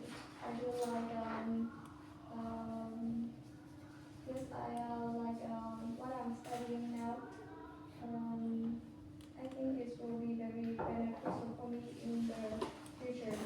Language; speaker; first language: English; non-native, learner; Vietnamese